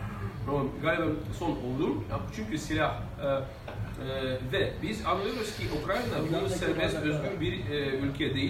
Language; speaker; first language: Turkish; non-native, fluent; Russian